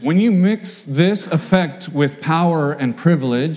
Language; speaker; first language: English; native; English